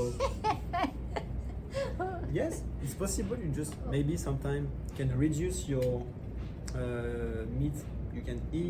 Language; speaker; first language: English; non-native, learner; French